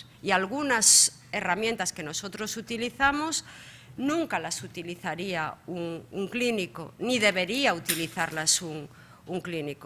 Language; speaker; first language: Spanish; native; Spanish